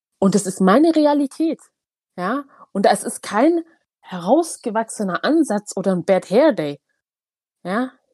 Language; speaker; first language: German; early bilingual, other home language; Tigrinya